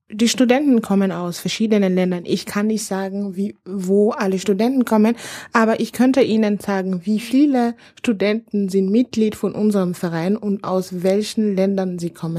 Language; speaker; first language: German; non-native, fluent; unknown